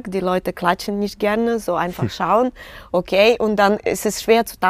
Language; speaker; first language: German; non-native, fluent; Russian